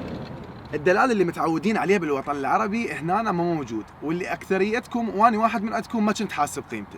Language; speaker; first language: Arabic; native; Arabic